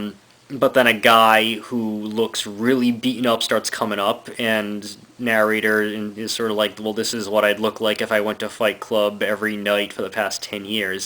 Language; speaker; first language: English; native; English